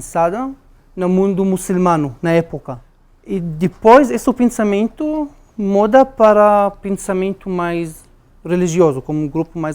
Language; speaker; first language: Portuguese; non-native, learner; Arabic